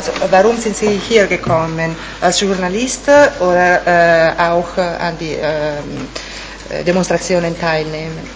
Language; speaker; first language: German; non-native, fluent; Italian